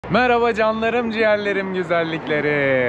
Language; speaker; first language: Turkish; native; Turkish